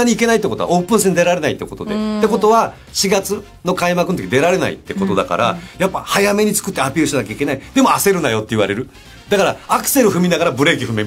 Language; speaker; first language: Japanese; native; Japanese